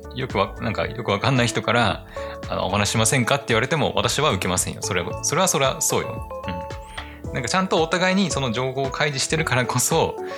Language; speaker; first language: Japanese; native; Japanese